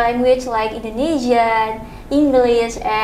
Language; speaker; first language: English; non-native, local second language; Indonesian